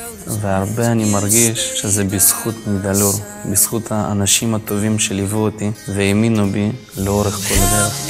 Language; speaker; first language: Hebrew; non-native, fluent; Russian